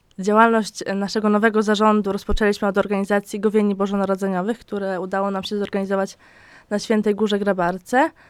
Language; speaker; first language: Polish; native; Polish